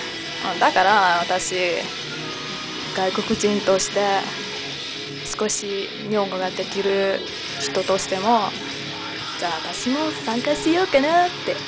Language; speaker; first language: Japanese; non-native, learner; English